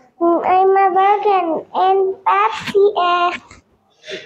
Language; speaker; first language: English; non-native, learner; Pashto